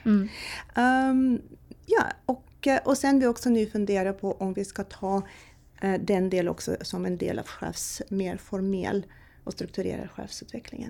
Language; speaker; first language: Swedish; non-native, fluent; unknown